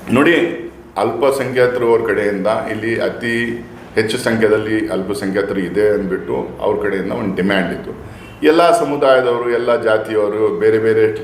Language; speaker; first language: Kannada; non-native, local second language; Urdu